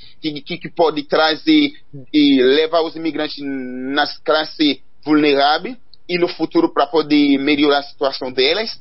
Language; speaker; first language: Portuguese; non-native, learner; Haitian Creole